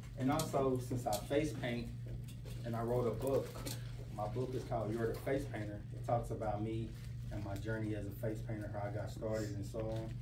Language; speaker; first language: English; native; English